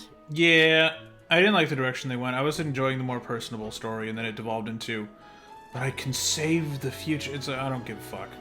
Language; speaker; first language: English; native; English